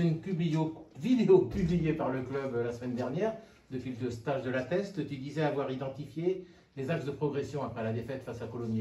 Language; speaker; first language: French; native; French